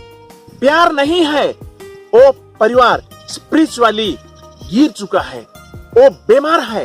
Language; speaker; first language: Hindi; non-native, local second language; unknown